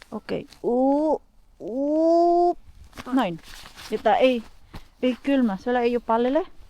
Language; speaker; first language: Finnish; non-native, learner; Filipino